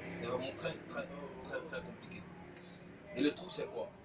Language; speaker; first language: French; native; French